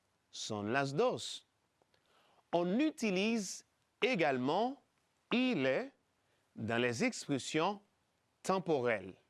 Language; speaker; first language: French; non-native, fluent; Spanish